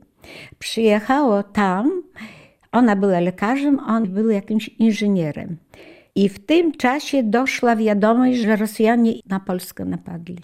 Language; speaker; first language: Polish; native; Polish